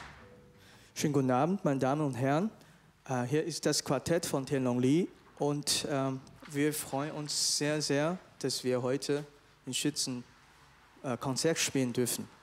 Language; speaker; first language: German; non-native, fluent; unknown